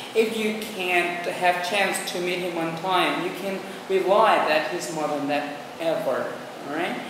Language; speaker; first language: English; non-native, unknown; Vietnamese